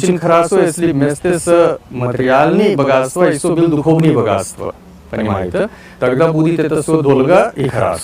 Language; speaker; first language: Russian; non-native, learner; Hindi